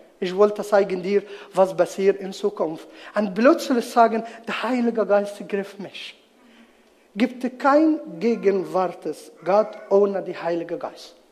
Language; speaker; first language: German; non-native, learner; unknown